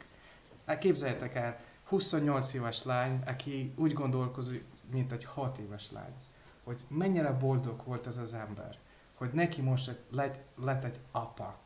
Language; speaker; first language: Hungarian; non-native, learner; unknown